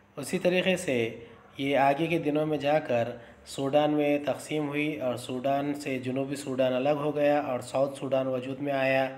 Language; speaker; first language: Urdu; native; Urdu